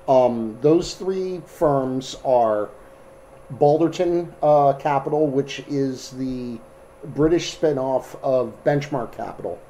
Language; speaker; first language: English; native; English